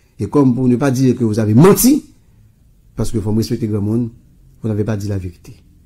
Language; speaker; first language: French; non-native, local second language; Haitian Creole